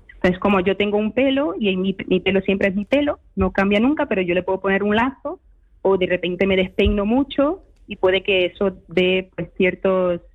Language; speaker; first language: Spanish; early bilingual, other home language; Portuguese